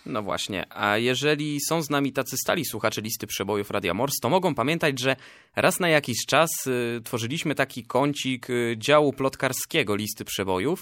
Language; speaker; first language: Polish; native; Polish